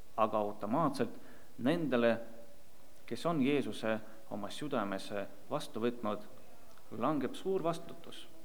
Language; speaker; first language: Estonian; non-native, local second language; Russian